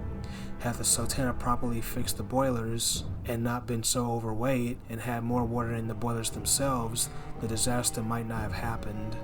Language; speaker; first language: English; native; English